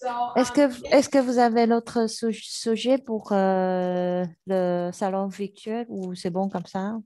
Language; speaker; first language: French; non-native, learner; Chinese